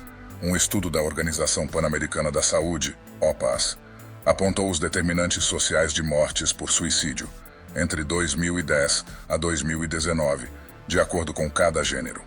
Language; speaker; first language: Portuguese; native; Portuguese